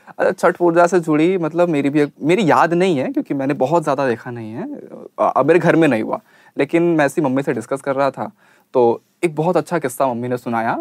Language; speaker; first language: Hindi; native; Hindi